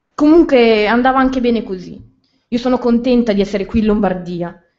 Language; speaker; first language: Italian; native; Italian